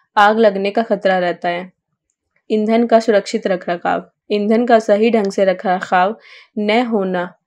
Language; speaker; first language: Hindi; native; Hindi